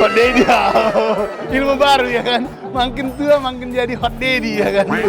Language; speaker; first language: Indonesian; native; Indonesian